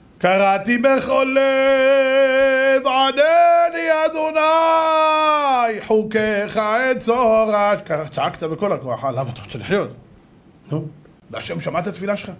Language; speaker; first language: Hebrew; native; Hebrew